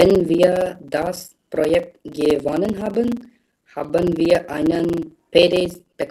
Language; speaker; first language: German; non-native, learner; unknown